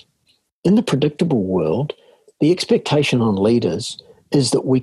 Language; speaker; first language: English; native; English